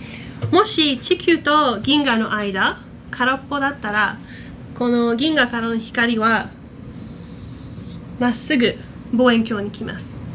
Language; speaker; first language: Japanese; non-native, fluent; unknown